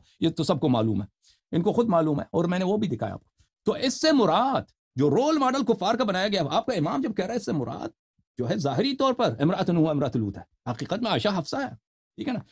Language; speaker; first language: Urdu; non-native, fluent; Persian